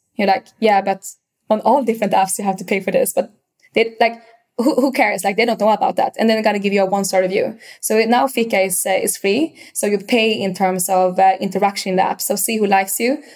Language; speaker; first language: English; non-native, fluent; Swedish